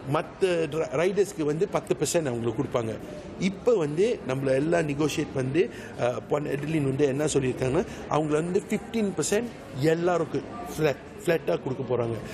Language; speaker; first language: Tamil; native; Tamil